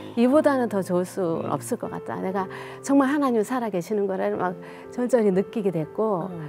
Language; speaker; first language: Korean; native; Korean